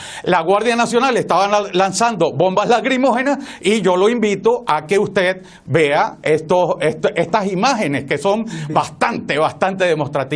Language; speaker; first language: Spanish; native; Spanish